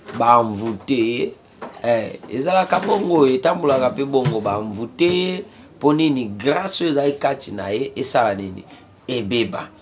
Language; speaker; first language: Lingala; native; Lingala